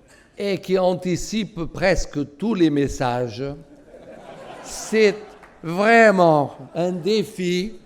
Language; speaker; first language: French; non-native, fluent; Portuguese